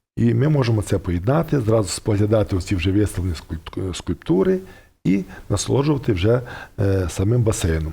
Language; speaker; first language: Ukrainian; native; Ukrainian